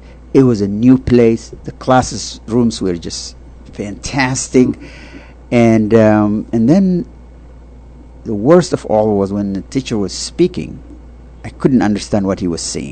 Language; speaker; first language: English; non-native, fluent; Tigrinya